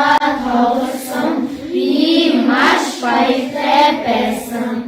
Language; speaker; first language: Mongolian; non-native, learner; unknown